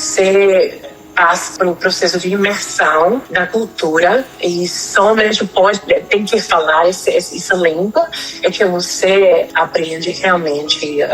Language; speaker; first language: Portuguese; non-native, fluent; Spanish